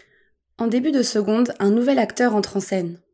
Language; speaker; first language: French; native; French